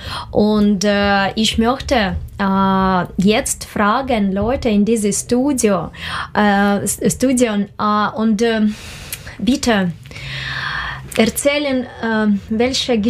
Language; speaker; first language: German; non-native, learner; Russian